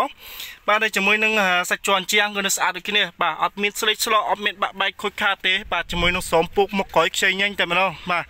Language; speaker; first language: Khmer; native; Khmer